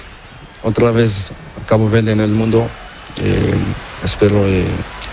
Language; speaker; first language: Spanish; non-native, learner; Portuguese